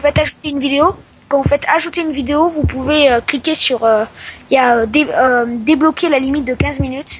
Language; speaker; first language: French; native; French